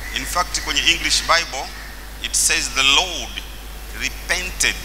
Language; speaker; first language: English; non-native, local second language; Swahili